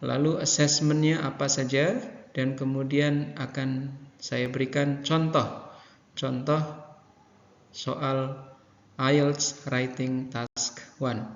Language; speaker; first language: Indonesian; native; Indonesian